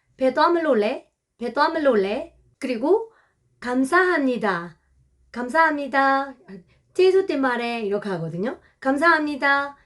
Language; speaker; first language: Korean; non-native, fluent; Burmese